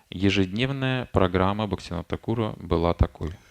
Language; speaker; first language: Russian; native; Russian